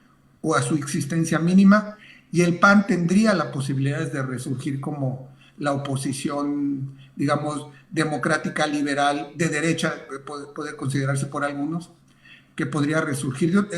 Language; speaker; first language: Spanish; native; Spanish